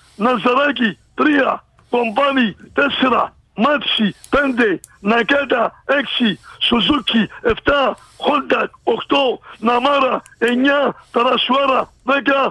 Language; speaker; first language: Greek; native; Greek